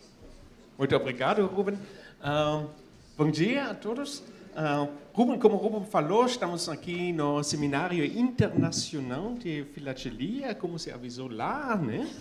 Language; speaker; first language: Portuguese; non-native, fluent; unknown